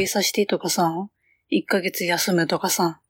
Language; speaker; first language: Japanese; native; Japanese